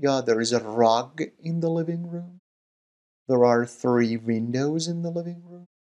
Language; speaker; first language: English; non-native, fluent; Persian